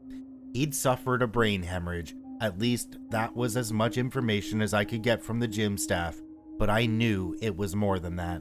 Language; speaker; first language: English; native; English